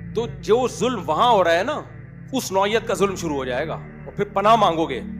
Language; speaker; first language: Urdu; native; Urdu